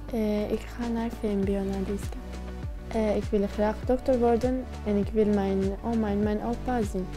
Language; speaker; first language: Dutch; non-native, learner; Arabic